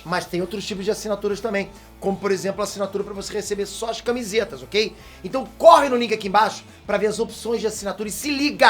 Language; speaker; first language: Portuguese; native; Portuguese